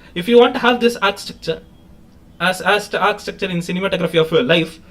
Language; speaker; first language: English; non-native, local second language; Tamil